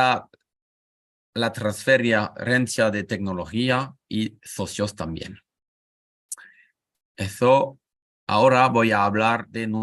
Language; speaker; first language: Spanish; non-native, learner; French